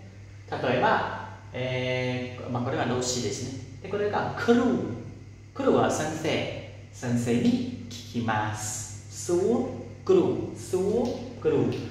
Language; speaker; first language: Japanese; non-native, fluent; Lao